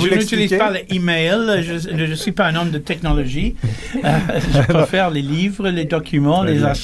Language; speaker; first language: French; non-native, learner; English